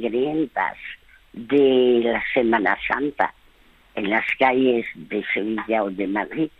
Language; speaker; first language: Spanish; early bilingual, other home language; French